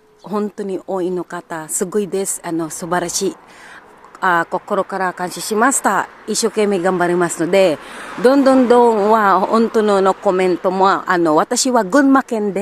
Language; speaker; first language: Japanese; non-native, learner; Filipino